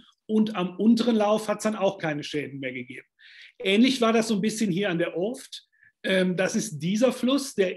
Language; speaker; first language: German; native; German